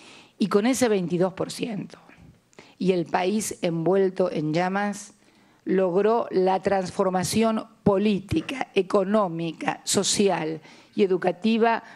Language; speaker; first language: Spanish; native; Spanish